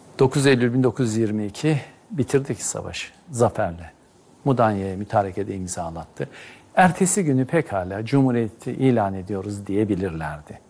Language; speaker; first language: Turkish; native; Turkish